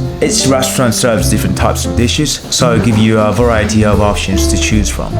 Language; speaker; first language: English; non-native, learner; Korean